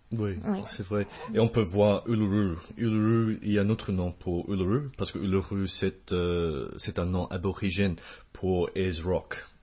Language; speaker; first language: French; non-native, fluent; English